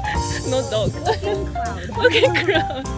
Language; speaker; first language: English; non-native, learner; Japanese